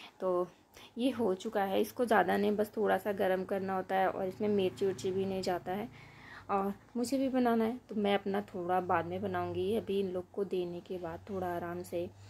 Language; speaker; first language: Hindi; native; Hindi